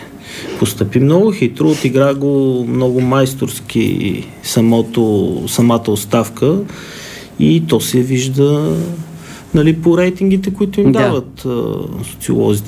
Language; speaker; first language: Bulgarian; native; Bulgarian